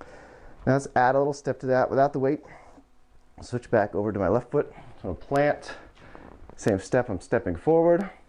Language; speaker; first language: English; native; English